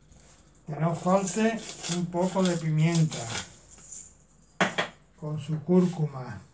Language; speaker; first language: Spanish; native; Spanish